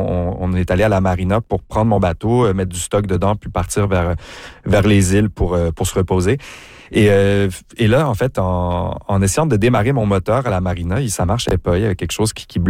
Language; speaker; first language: French; native; French